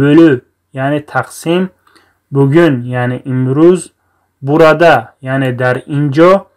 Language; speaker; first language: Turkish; non-native, fluent; Tajik